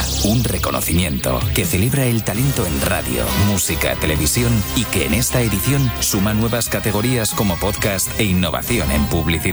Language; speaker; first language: Spanish; native; Spanish